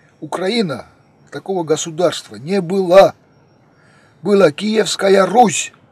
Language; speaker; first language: Russian; non-native, local second language; Armenian